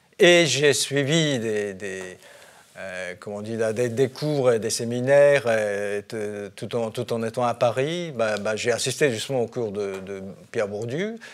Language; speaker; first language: French; non-native, fluent; Japanese